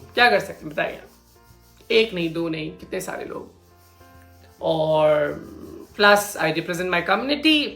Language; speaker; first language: Hindi; native; Hindi